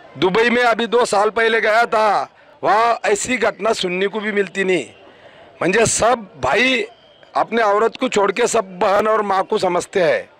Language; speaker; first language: Hindi; non-native, local second language; Marathi